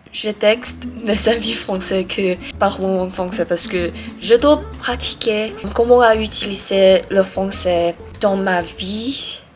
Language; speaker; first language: French; non-native, learner; Thai